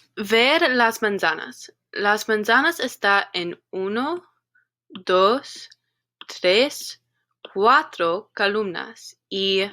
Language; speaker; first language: Spanish; non-native, learner; English